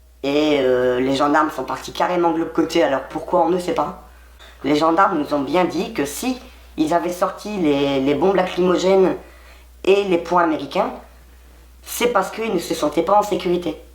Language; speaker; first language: French; native; French